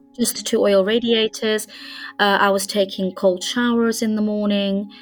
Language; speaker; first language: English; non-native, fluent; Hungarian